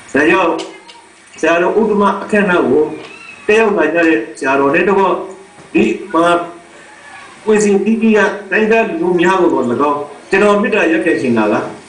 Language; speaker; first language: Burmese; native; Burmese